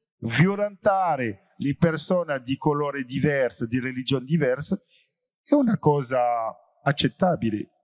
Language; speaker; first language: Italian; non-native, fluent; French